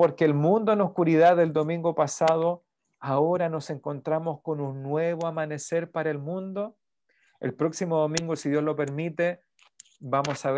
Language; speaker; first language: Spanish; native; Spanish